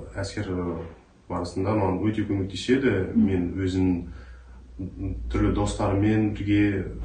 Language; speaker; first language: Kazakh; non-native, local second language; German